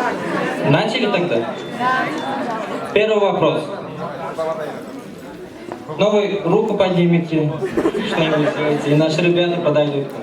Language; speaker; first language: Russian; non-native, fluent; Turkmen